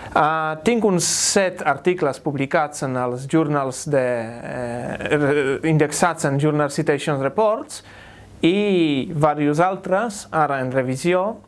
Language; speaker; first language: Catalan; non-native, fluent; Polish